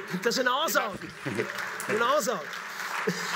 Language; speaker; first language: German; native; German